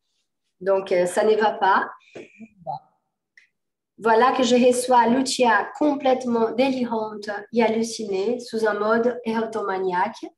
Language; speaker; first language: French; native; French